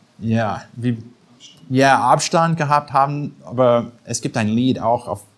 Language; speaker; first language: German; non-native, fluent; English